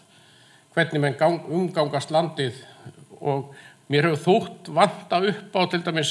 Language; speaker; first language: Icelandic; native; Icelandic